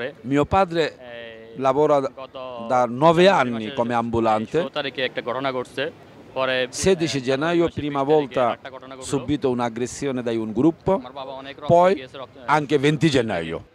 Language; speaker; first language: Italian; non-native, learner; Bangla